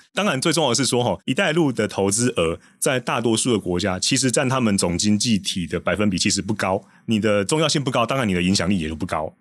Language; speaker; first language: Chinese; native; Chinese